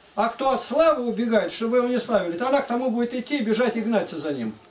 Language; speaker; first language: Russian; native; Russian